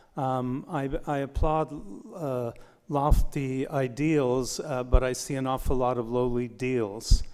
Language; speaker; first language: English; native; English